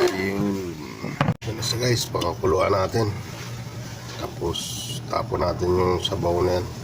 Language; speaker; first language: Filipino; non-native, local second language; Waray